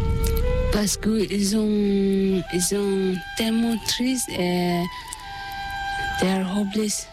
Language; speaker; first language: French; non-native, learner; Tibetan